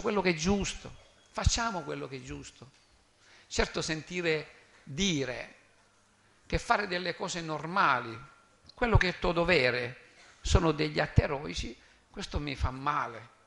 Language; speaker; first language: Italian; native; Italian